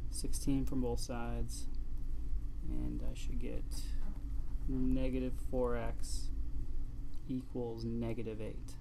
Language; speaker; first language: English; native; English